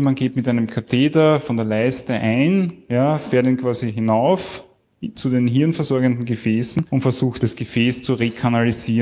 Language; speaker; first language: German; native; German